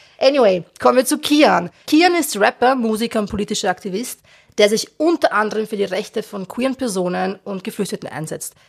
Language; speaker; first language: German; early bilingual, other home language; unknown